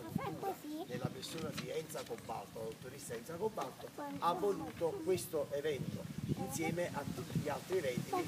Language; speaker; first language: Italian; native; Italian